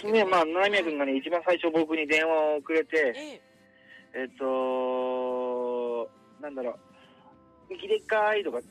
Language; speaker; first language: Japanese; native; Japanese